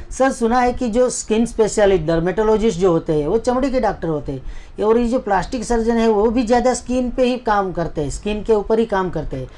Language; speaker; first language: Hindi; non-native, local second language; Gujarati